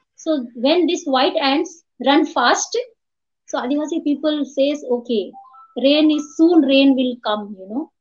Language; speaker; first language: English; non-native, local second language; Hindi